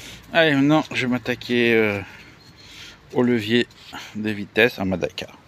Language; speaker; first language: French; native; French